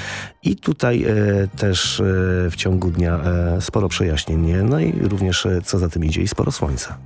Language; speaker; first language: Polish; native; Polish